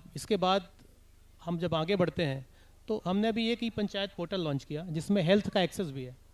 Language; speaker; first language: Hindi; native; Hindi